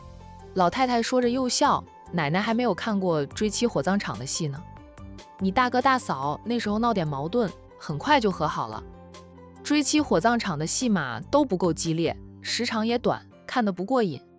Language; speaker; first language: Chinese; native; Chinese